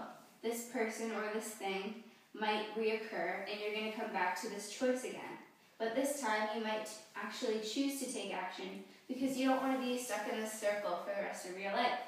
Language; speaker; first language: English; native; English